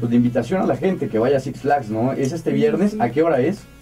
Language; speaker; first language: Spanish; native; Spanish